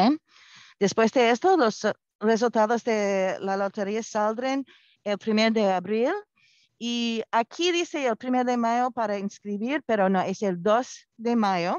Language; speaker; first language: Spanish; non-native, fluent; English